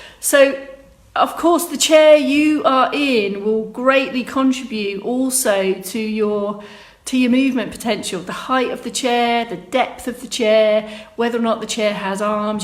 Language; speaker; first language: English; native; English